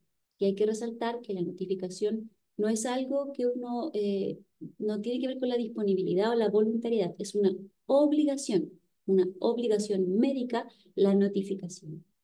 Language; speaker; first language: Spanish; native; Spanish